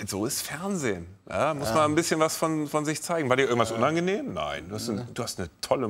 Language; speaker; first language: German; native; German